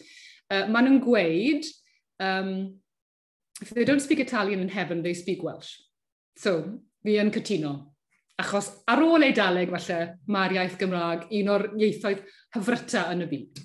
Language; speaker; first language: Welsh; native; Welsh